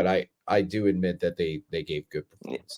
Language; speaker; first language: English; native; English